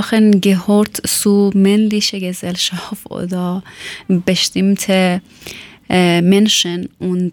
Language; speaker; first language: German; non-native, learner; Persian